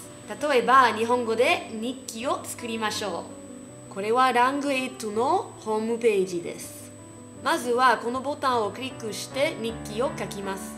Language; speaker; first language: Japanese; non-native, fluent; English